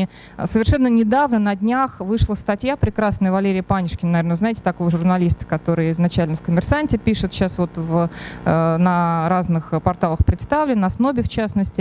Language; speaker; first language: Russian; native; Russian